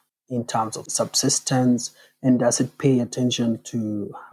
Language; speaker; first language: English; non-native, local second language; Kalenjin